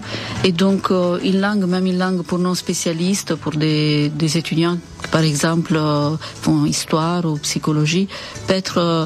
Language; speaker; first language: French; non-native, fluent; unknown